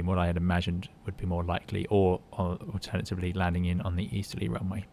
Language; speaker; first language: English; native; English